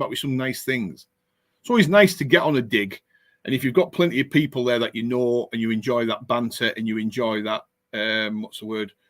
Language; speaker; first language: English; native; English